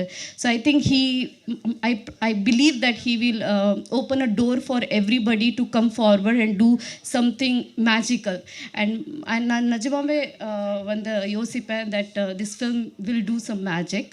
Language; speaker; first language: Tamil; non-native, learner; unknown